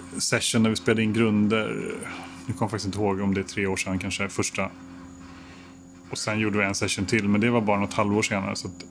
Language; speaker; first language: Swedish; native; Swedish